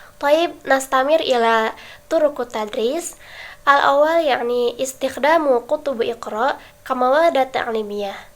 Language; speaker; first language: Arabic; non-native, learner; Indonesian